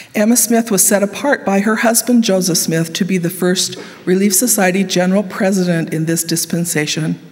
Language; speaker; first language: English; native; English